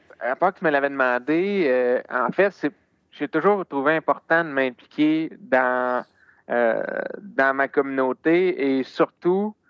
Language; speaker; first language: French; native; French